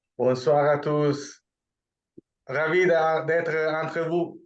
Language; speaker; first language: French; non-native, fluent; Italian